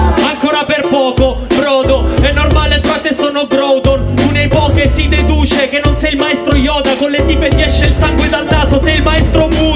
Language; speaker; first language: Italian; native; Italian